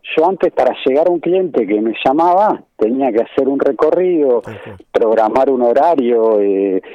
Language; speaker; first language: Spanish; native; Spanish